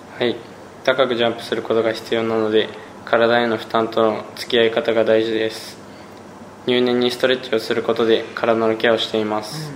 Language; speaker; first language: Japanese; native; Japanese